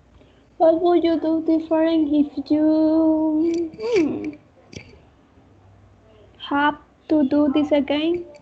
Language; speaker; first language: English; non-native, learner; Spanish